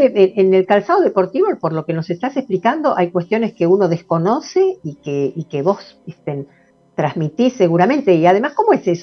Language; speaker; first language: Spanish; native; Spanish